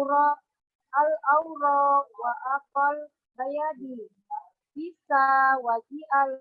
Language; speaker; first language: Arabic; non-native, learner; Indonesian